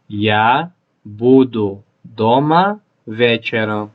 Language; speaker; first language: Russian; non-native, local second language; Tajik